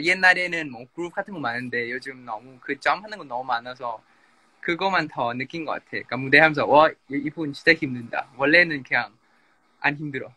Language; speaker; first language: Korean; non-native, fluent; Thai